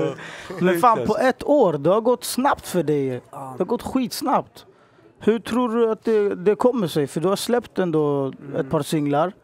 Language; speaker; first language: Swedish; native; Swedish